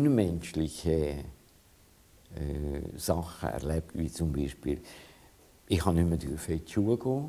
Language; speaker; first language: German; non-native, fluent; Hungarian